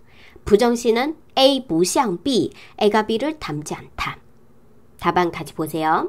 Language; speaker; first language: Korean; non-native, fluent; Chinese